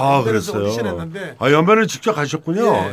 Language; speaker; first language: Korean; native; Korean